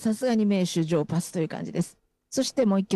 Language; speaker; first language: Japanese; native; Japanese